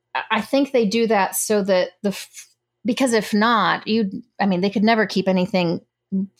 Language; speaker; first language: English; native; English